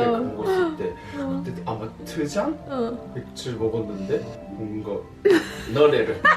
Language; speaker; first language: Korean; non-native, fluent; Japanese